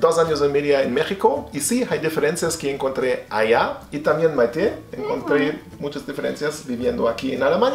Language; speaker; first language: Spanish; non-native, learner; German